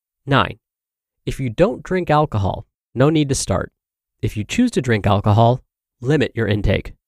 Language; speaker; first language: English; native; English